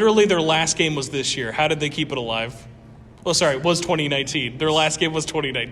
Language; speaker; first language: English; native; English